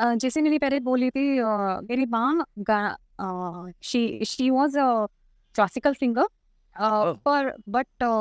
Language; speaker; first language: Hindi; non-native, local second language; Tamil